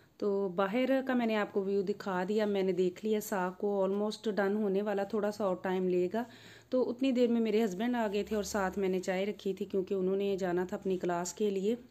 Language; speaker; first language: Urdu; non-native, local second language; Punjabi